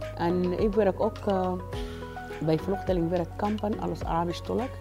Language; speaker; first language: Dutch; non-native, learner; Arabic